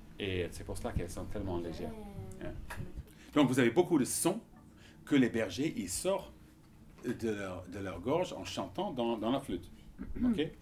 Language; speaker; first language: French; non-native, fluent; English